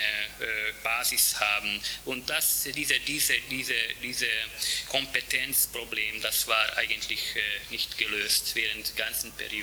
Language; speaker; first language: German; non-native, fluent; Hungarian